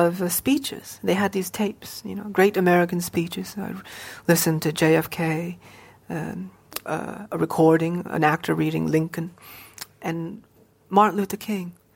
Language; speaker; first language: English; native; English